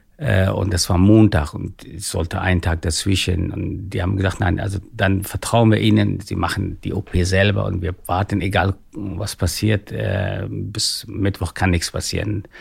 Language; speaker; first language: German; non-native, fluent; Persian